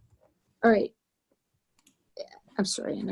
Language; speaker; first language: English; native; English